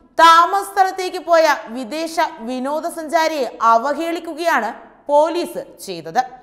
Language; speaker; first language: Malayalam; native; Malayalam